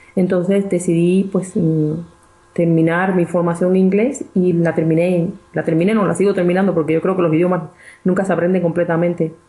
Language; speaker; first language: Spanish; native; Spanish